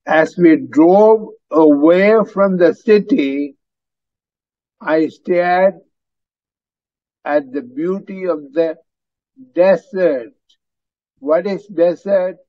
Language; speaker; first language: English; non-native, fluent; Tamil